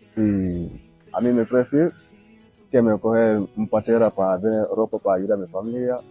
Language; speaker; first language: Spanish; non-native, learner; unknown